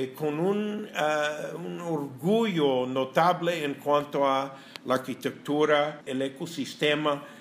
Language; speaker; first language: Spanish; non-native, fluent; English